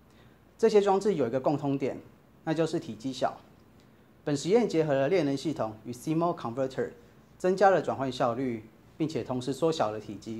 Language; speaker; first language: Chinese; native; Chinese